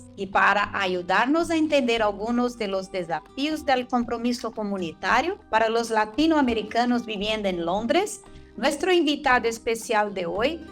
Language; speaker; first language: Spanish; non-native, fluent; Portuguese